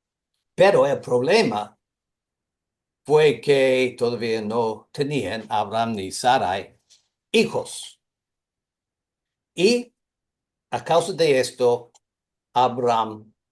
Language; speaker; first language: Spanish; non-native, fluent; English